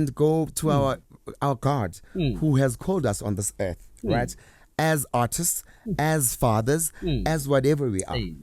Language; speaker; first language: English; non-native, local second language; Zulu